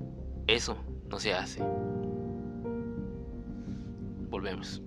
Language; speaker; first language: Spanish; native; Spanish